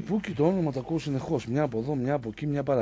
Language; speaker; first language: Greek; native; Greek